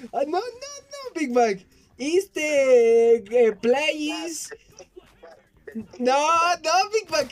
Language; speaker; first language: English; non-native, learner; Spanish